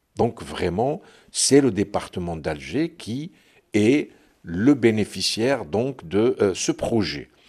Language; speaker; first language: French; non-native, local second language; Arabic